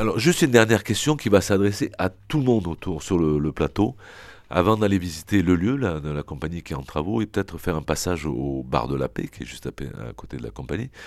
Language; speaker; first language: French; native; French